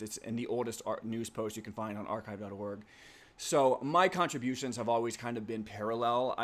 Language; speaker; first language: English; native; English